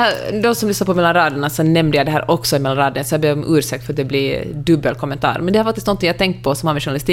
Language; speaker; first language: Swedish; native; Swedish